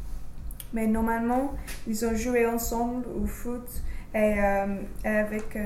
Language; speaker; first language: French; non-native, learner; English